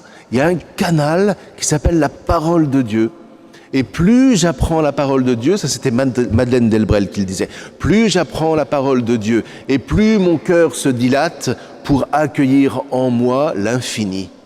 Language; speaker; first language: French; native; French